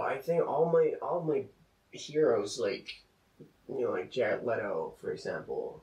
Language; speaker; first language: English; non-native, fluent; Czech